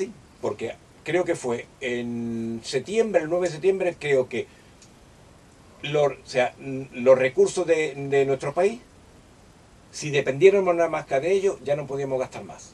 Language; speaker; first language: Spanish; native; Spanish